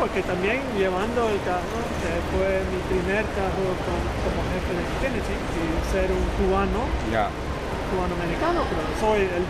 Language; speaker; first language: Spanish; early bilingual, heritage; Spanish